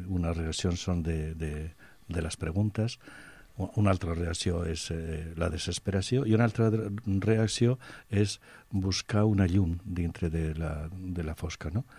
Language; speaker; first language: Catalan; non-native, local second language; Spanish